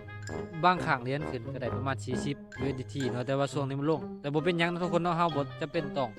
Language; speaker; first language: Thai; non-native, local second language; Northeastern Thai